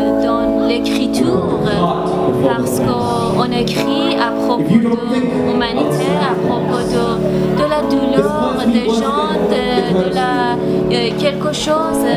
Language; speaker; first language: French; non-native, learner; Persian